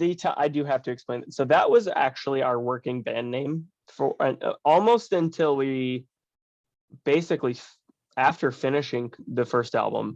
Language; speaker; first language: English; native; English